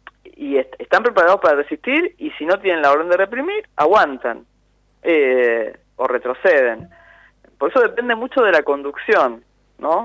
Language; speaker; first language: Spanish; native; Spanish